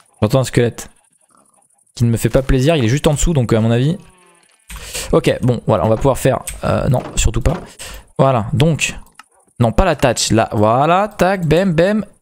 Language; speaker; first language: French; native; French